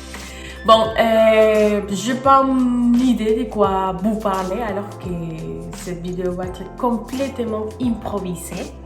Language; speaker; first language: French; non-native, fluent; Spanish